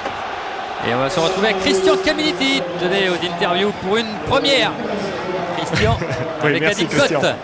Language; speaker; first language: French; native; French